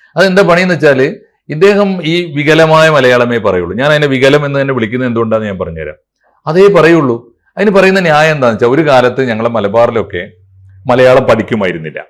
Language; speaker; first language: Malayalam; native; Malayalam